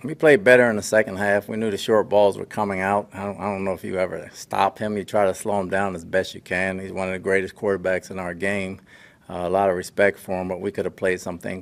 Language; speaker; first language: English; native; English